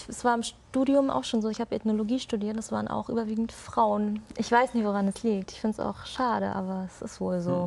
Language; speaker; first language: German; native; German